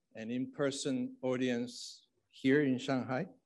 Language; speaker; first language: English; non-native, fluent; Chinese